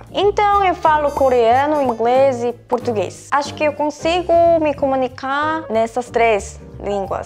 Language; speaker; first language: Portuguese; non-native, fluent; Korean